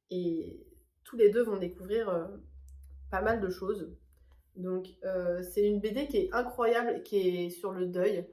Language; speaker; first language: French; native; French